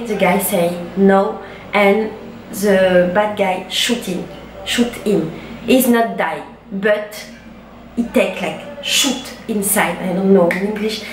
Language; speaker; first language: English; non-native, learner; French